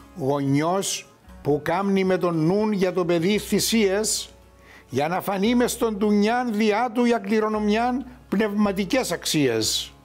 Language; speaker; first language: Greek; native; Greek